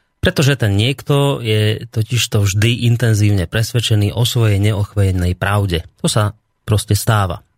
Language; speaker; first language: Slovak; native; Slovak